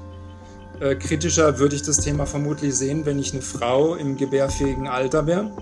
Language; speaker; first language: German; native; German